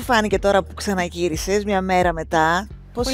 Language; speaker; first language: Greek; native; Greek